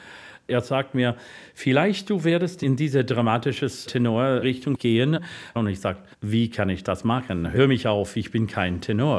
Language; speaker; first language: German; non-native, fluent; English